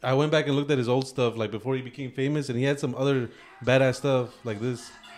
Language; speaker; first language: English; early bilingual, other home language; Spanish